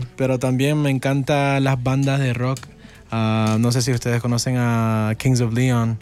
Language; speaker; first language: Spanish; early bilingual, heritage; Spanish